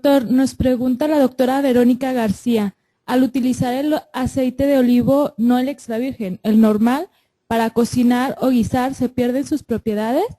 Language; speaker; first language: Spanish; native; Spanish